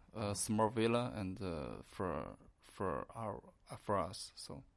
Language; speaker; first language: English; non-native, learner; Chinese